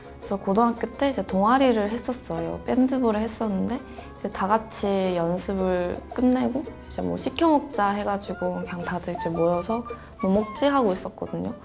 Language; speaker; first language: Korean; non-native, fluent; Chinese